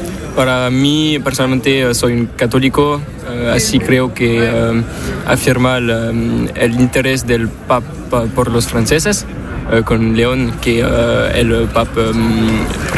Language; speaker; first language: Spanish; non-native, learner; French